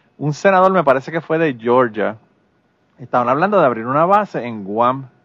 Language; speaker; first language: Spanish; native; Spanish